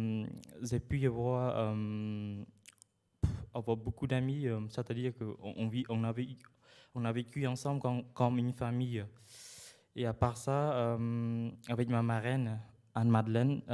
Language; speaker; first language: French; non-native, fluent; Khmer